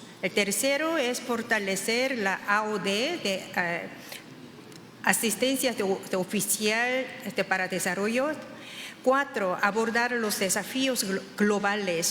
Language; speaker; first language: Spanish; non-native, fluent; Korean